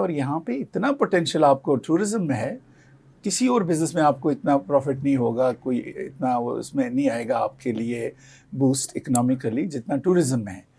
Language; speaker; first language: Urdu; non-native, local second language; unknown